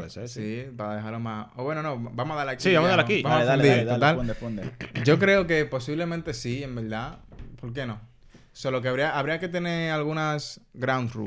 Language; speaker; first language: Spanish; native; Spanish